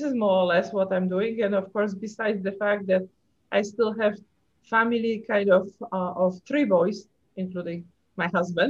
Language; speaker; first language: English; non-native, fluent; Polish